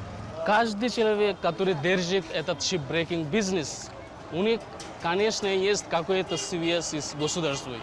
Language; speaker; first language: Russian; non-native, fluent; Bangla